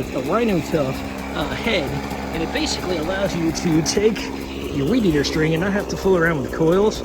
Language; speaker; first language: English; native; English